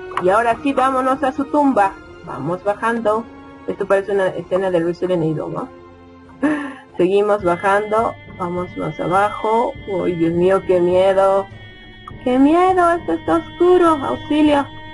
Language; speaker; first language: Spanish; native; Spanish